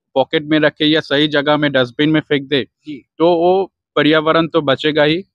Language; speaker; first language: Hindi; non-native, local second language; Bangla